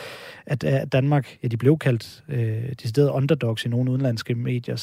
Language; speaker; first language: Danish; native; Danish